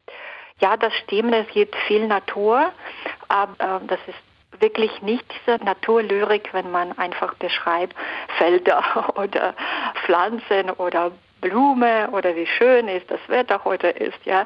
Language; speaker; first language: German; non-native, fluent; Belarusian